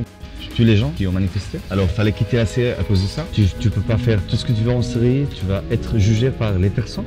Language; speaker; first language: French; non-native, fluent; Arabic